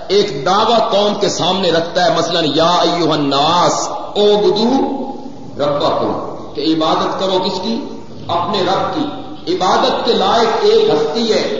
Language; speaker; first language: Urdu; non-native, local second language; Punjabi